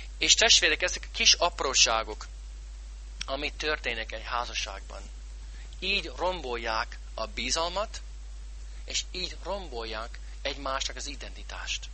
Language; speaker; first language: Hungarian; non-native, fluent; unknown